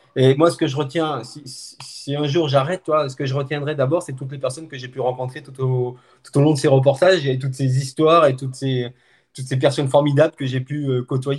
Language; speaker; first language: French; native; French